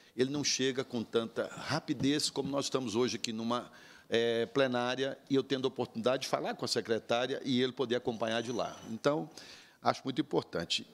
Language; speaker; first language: Portuguese; native; Portuguese